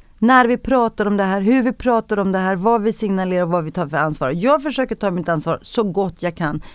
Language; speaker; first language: Swedish; early bilingual, other home language; Greek